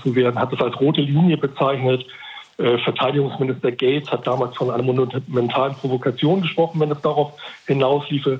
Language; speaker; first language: German; native; German